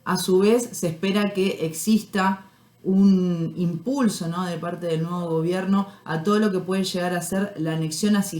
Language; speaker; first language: Spanish; native; Spanish